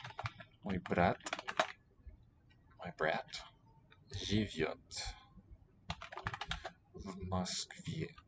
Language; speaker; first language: Russian; non-native, learner; English